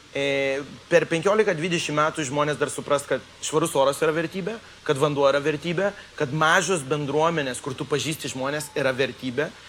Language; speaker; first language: Lithuanian; early bilingual, heritage; Lithuanian